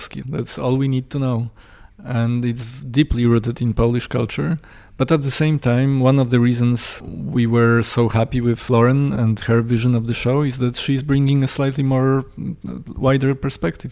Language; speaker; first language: English; non-native, fluent; Polish